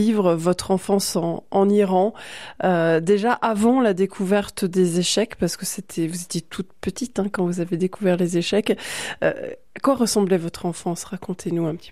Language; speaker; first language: French; native; French